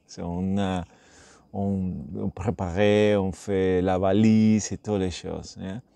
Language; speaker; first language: French; non-native, learner; Spanish